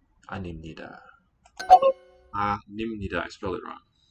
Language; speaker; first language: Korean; non-native, learner; English